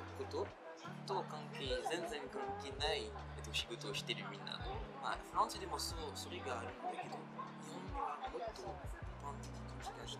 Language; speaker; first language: Japanese; non-native, learner; French